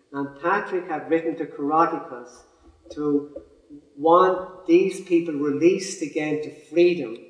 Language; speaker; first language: English; native; English